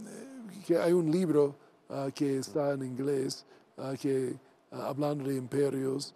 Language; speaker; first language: Spanish; non-native, learner; English